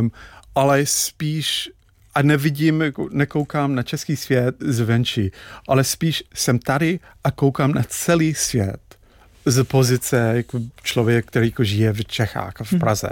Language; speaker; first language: Czech; non-native, fluent; English